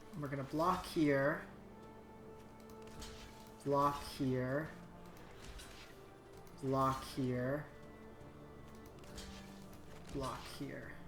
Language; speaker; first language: English; native; English